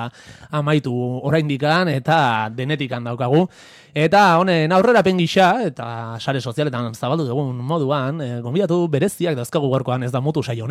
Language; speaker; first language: Basque; native; Basque